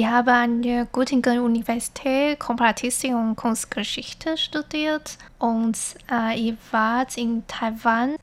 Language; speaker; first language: German; non-native, fluent; Chinese